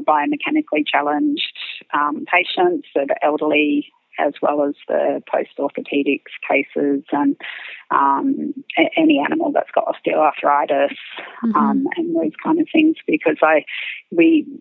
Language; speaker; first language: English; native; English